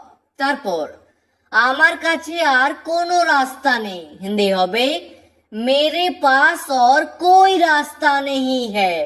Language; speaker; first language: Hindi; non-native, fluent; Bangla